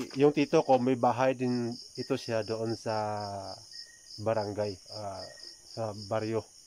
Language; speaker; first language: Filipino; non-native, local second language; Hiligaynon